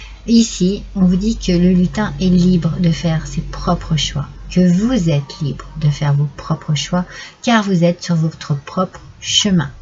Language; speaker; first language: French; native; French